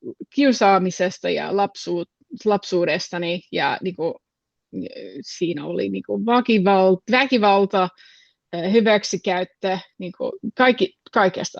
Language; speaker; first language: Finnish; non-native, fluent; English